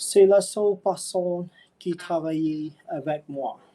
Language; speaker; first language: French; non-native, learner; English